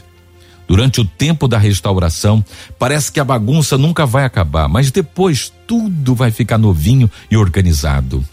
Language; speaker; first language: Portuguese; native; Portuguese